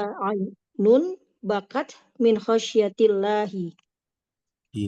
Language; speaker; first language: Arabic; non-native, learner; Indonesian